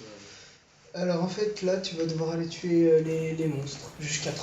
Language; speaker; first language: French; native; French